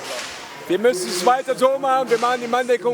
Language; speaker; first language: German; native; German